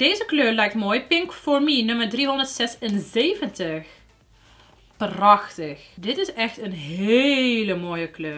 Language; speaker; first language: Dutch; native; Dutch